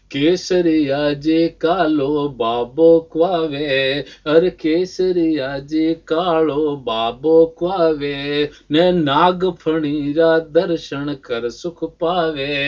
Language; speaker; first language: Hindi; non-native, local second language; Rajasthani